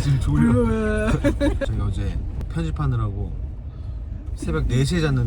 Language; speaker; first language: Korean; native; Korean